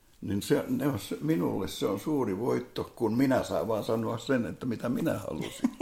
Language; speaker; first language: Finnish; non-native, local second language; Swedish